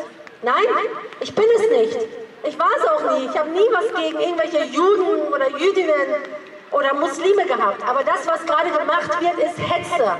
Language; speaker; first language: German; early bilingual, other home language; Persian